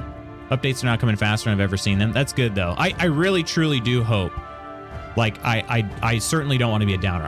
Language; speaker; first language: English; native; English